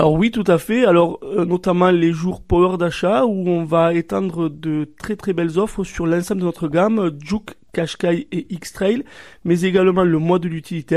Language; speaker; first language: French; native; French